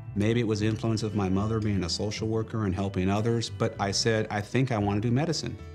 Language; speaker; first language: English; native; English